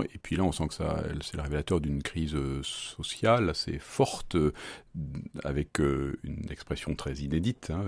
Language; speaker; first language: French; native; French